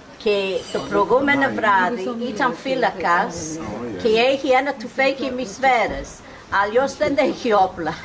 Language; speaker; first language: Greek; non-native, fluent; English